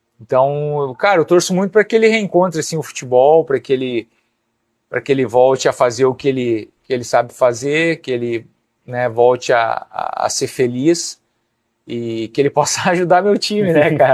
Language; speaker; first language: Portuguese; native; Portuguese